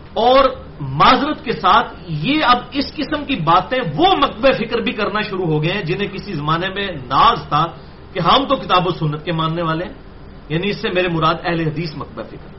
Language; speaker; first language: Urdu; non-native, local second language; Punjabi